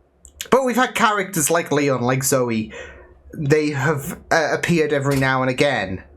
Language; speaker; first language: English; native; English